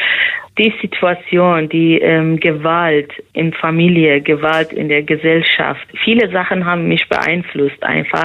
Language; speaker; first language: German; non-native, fluent; Persian